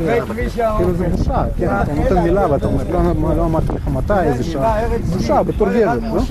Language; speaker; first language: Hebrew; native; Hebrew